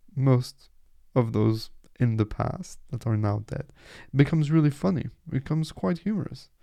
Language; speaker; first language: English; non-native, fluent; French